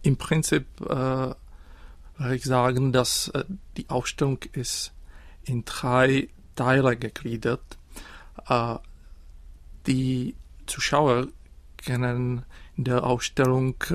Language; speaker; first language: German; non-native, fluent; Czech